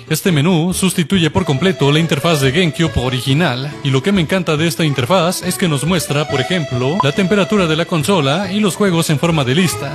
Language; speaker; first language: Spanish; native; Spanish